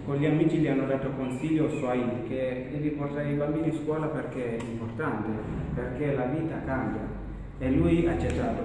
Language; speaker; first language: Italian; non-native, learner; Masai